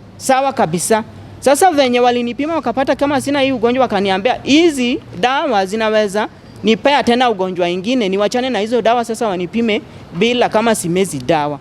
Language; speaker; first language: Swahili; non-native, local second language; Luo (Kenya and Tanzania)